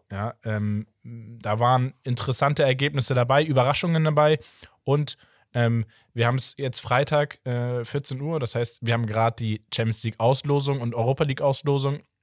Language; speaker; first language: German; early bilingual, other home language; Portuguese